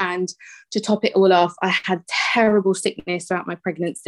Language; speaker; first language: English; native; English